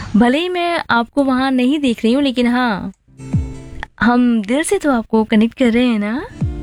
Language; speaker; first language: Hindi; native; Hindi